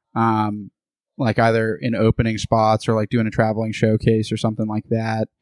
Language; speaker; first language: English; native; English